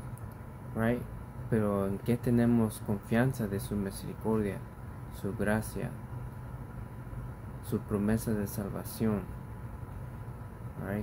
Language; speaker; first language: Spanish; early bilingual, heritage; Spanish